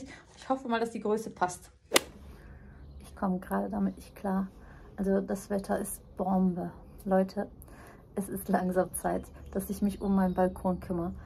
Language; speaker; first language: German; early bilingual, other home language; Turkish